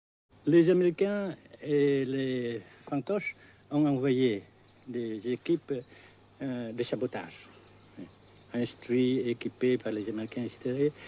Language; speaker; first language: French; non-native, local second language; Vietnamese